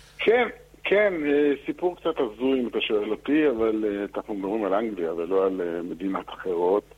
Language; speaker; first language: Hebrew; native; Hebrew